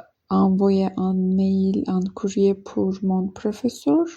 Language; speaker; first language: French; non-native, learner; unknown